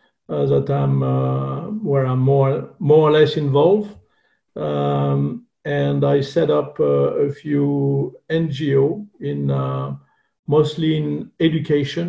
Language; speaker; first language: English; non-native, fluent; French